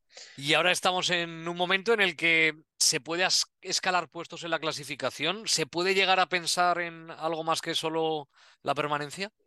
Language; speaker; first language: Spanish; native; Spanish